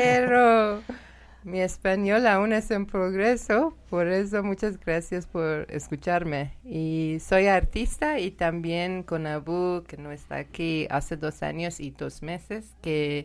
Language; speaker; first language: Spanish; non-native, learner; Persian